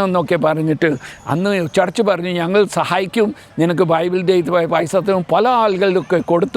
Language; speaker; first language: Malayalam; early bilingual, heritage; Malayalam